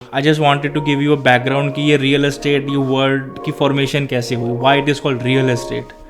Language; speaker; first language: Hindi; non-native, local second language; Punjabi